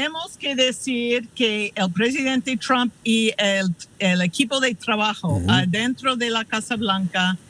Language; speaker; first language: Spanish; non-native, fluent; English